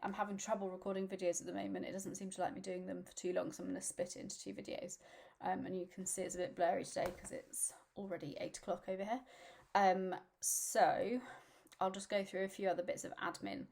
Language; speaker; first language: English; native; English